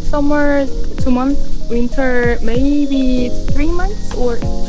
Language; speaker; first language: English; non-native, fluent; Korean